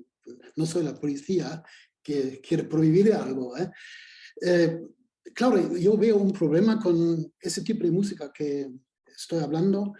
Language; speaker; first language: Spanish; non-native, fluent; German